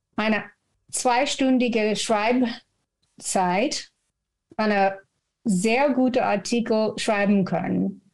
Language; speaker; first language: German; non-native, fluent; English